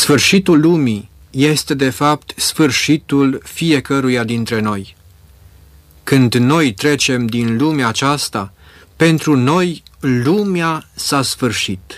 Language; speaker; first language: Romanian; native; Romanian